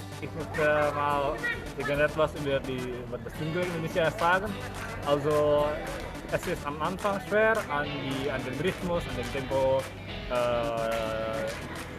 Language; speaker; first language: German; non-native, fluent; Indonesian